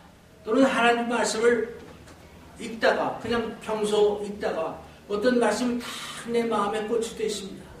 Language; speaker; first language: Korean; native; Korean